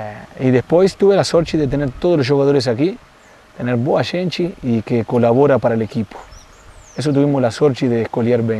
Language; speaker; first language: Portuguese; non-native, fluent; Spanish